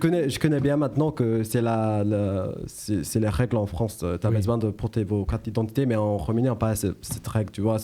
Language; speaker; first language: French; non-native, learner; English